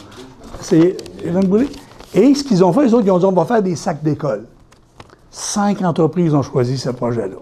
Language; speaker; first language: French; native; French